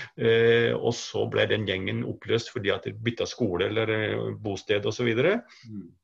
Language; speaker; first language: Norwegian; native; Norwegian